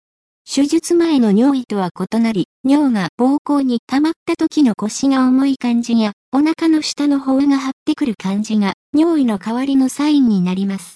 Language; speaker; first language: Japanese; native; Japanese